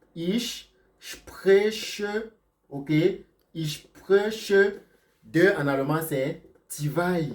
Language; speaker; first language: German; non-native, fluent; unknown